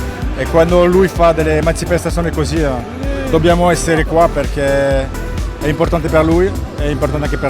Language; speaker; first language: Italian; non-native, fluent; French